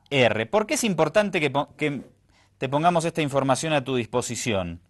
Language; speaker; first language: Spanish; native; Spanish